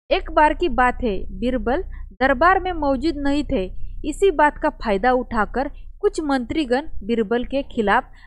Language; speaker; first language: Hindi; non-native, local second language; Marathi